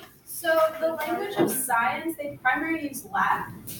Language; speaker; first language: English; native; English